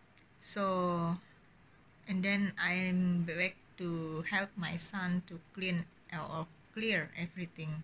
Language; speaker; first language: English; non-native, learner; Indonesian